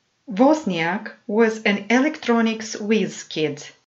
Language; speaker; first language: English; non-native, fluent; Romanian